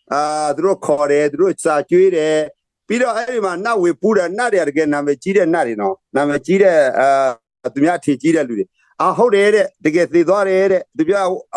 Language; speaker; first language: Burmese; non-native, local second language; S'gaw Karen